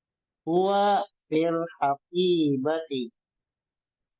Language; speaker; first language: Arabic; non-native, fluent; Indonesian